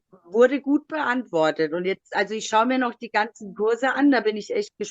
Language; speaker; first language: German; native; German